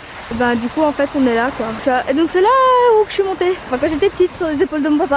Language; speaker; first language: French; native; French